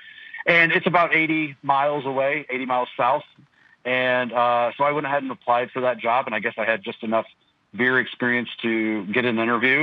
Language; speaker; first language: English; native; English